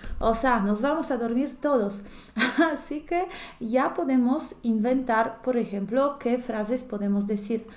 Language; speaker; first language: Spanish; non-native, fluent; Polish